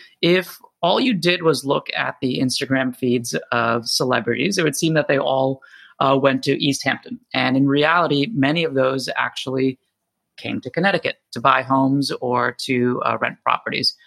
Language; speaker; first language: English; native; English